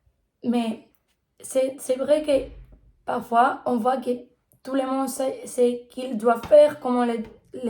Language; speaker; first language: French; non-native, learner; Spanish